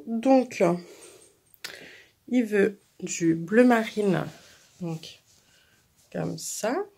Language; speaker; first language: French; native; French